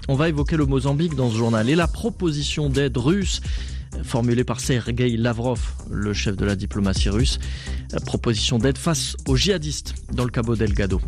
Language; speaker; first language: French; native; French